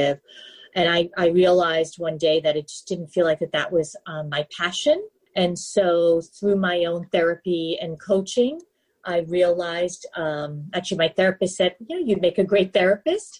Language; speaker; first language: English; native; English